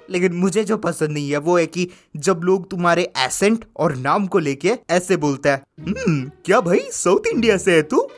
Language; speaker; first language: Hindi; non-native, local second language; Kannada